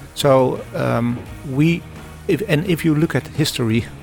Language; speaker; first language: English; non-native, fluent; Dutch